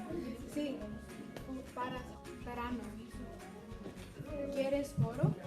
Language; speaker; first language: Spanish; non-native, learner; English